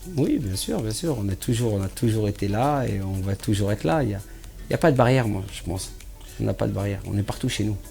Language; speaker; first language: French; native; French